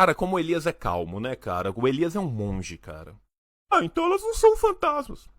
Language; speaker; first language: Portuguese; native; Portuguese